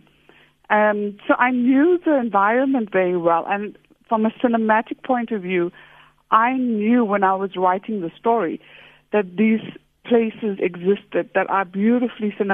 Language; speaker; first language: English; native; English